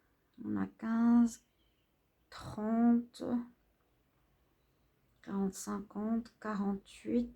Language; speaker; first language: French; native; French